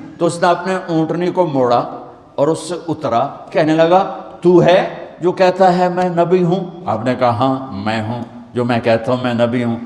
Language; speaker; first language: Urdu; non-native, local second language; Punjabi